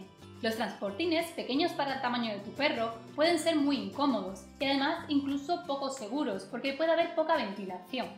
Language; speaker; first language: Spanish; native; Spanish